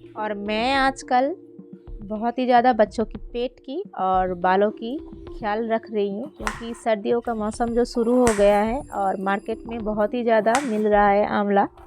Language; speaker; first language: Hindi; non-native, local second language; Bangla